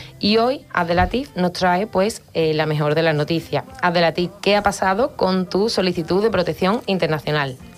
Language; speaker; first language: Spanish; native; Spanish